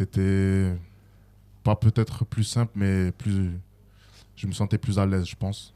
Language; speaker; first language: French; native; French